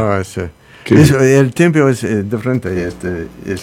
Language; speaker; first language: Spanish; non-native, learner; English